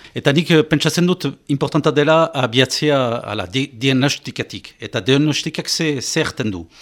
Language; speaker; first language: Basque; native; Basque